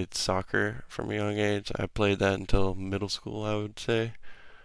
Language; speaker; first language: English; native; English